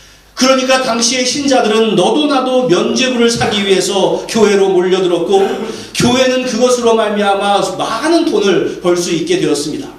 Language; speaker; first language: Korean; native; Korean